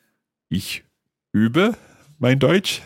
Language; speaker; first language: German; non-native, learner; English